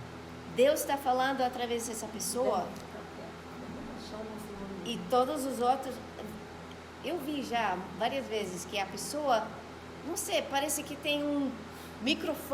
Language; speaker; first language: Portuguese; non-native, fluent; Spanish